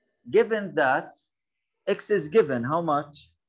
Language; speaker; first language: English; non-native, fluent; Arabic